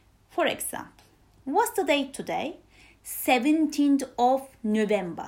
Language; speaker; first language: English; non-native, fluent; Turkish